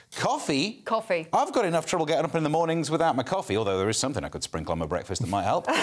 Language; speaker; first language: English; native; English